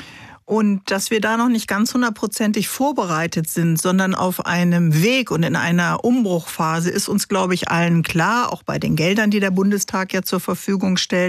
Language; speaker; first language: German; native; German